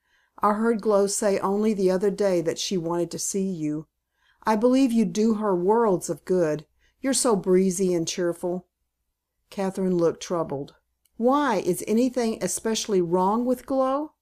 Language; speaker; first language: English; native; English